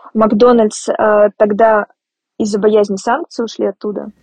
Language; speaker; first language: Russian; native; Russian